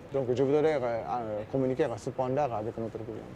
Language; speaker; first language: French; non-native, learner; Japanese